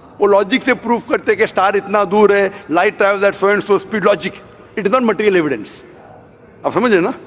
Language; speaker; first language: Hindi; non-native, local second language; Konkani